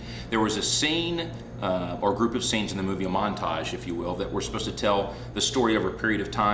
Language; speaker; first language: English; native; English